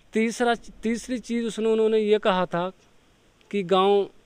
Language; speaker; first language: Hindi; native; Hindi